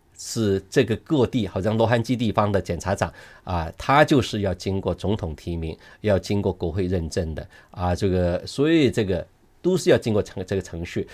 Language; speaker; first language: Chinese; non-native, local second language; Cantonese